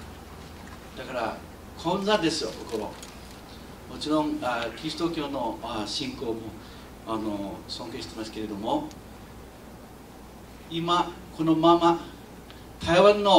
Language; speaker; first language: Japanese; non-native, fluent; Chinese